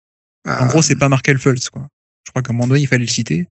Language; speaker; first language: French; native; French